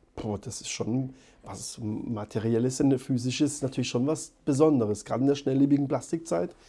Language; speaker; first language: German; native; German